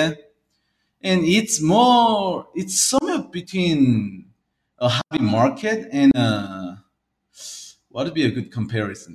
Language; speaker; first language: English; early bilingual, other home language; Korean